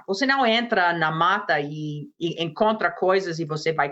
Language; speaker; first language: Portuguese; non-native, fluent; English